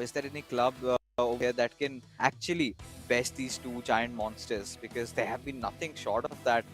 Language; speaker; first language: English; non-native, local second language; Hindi